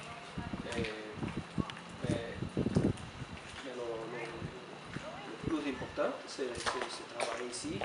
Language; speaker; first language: French; non-native, learner; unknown